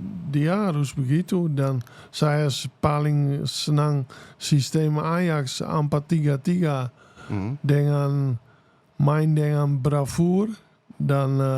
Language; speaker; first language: Indonesian; non-native, fluent; Dutch